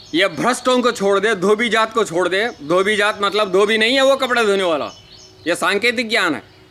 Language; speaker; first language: Hindi; non-native, local second language; Telugu